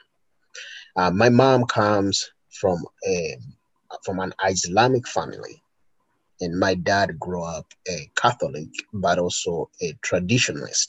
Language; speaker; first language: English; non-native, local second language; Ganda